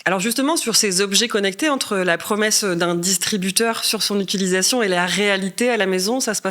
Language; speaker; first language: French; native; French